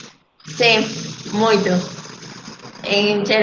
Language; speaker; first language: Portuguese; non-native, learner; Spanish